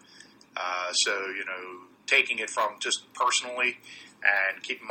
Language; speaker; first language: English; native; English